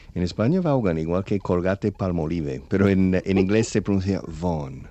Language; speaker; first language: Spanish; non-native, fluent; English